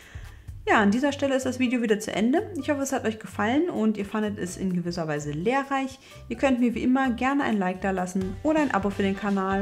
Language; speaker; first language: German; native; German